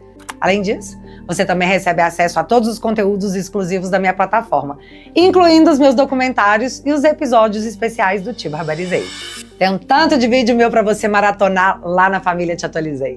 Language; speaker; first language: Portuguese; native; Portuguese